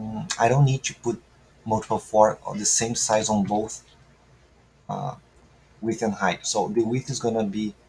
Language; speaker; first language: English; non-native, fluent; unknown